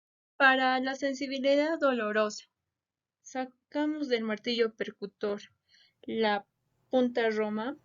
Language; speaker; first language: Spanish; native; Spanish